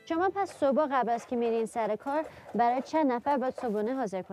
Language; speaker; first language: Persian; early bilingual, heritage; Persian